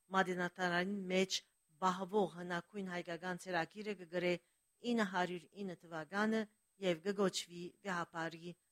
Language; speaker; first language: Armenian; early bilingual, heritage; Armenian